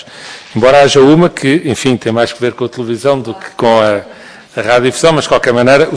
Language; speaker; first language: Portuguese; native; Portuguese